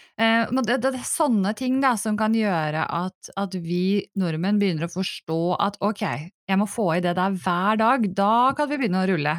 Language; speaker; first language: Norwegian; native; Norwegian